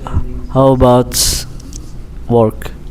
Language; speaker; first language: English; non-native, learner; Indonesian